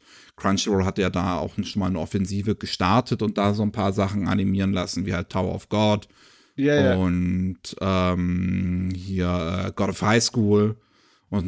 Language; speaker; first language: German; native; German